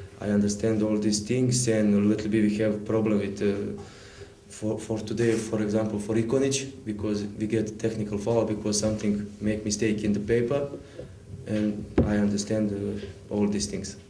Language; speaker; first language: English; non-native, learner; Serbian